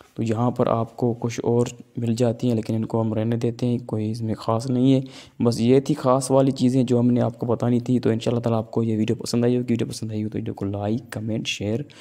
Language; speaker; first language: Urdu; non-native, local second language; Sindhi